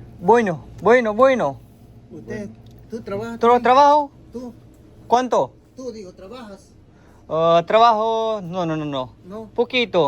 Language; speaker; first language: Spanish; non-native, learner; Gujarati